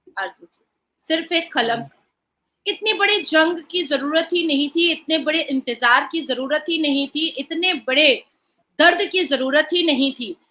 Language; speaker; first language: Hindi; native; Hindi